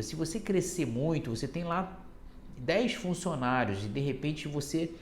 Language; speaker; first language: Portuguese; native; Portuguese